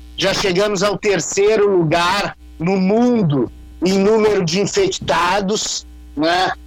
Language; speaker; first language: Portuguese; native; Portuguese